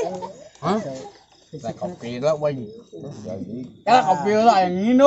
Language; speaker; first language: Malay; non-native, local second language; Sundanese